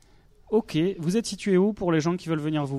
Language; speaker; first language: French; native; French